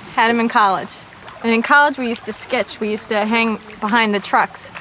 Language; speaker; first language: English; early bilingual, other home language; Polish